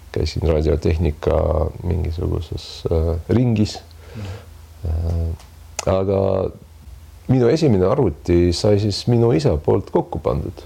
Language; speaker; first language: Estonian; non-native, local second language; Russian